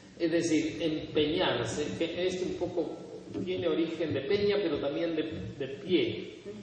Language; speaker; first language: Spanish; native; Spanish